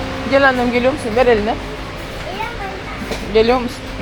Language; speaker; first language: Turkish; non-native, learner; Kazakh